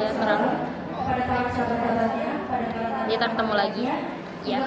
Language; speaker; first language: Indonesian; native; Indonesian